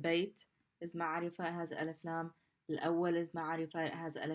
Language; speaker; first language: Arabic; non-native, fluent; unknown